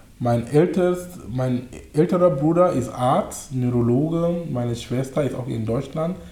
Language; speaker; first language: German; non-native, fluent; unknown